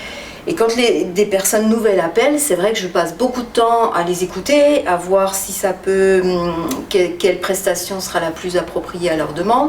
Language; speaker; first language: French; native; French